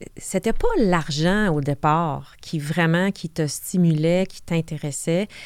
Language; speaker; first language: French; native; French